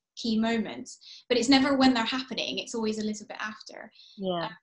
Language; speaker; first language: English; early bilingual, heritage; English